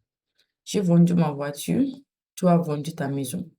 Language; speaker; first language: French; non-native, fluent; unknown